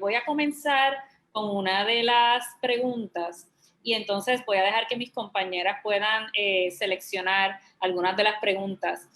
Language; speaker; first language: Spanish; native; Spanish